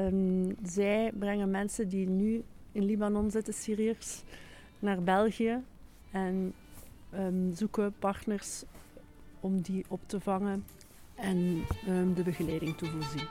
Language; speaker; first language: Dutch; native; Dutch